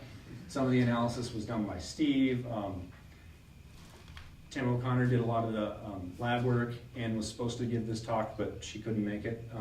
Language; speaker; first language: English; native; English